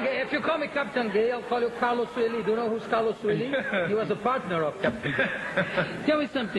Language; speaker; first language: English; non-native, fluent; Portuguese